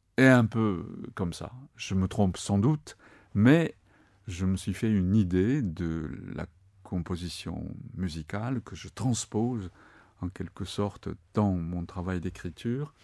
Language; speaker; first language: French; non-native, fluent; Japanese